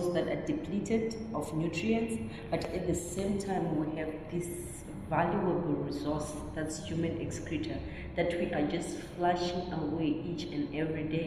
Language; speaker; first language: English; non-native, local second language; Shona